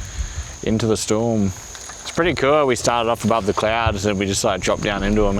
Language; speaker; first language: English; native; English